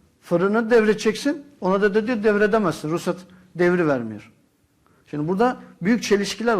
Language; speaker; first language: Turkish; native; Turkish